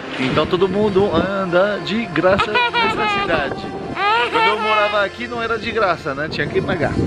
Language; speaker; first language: Portuguese; native; Portuguese